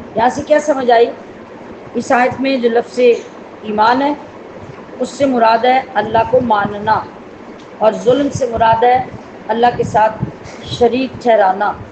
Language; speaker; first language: Urdu; non-native, local second language; Punjabi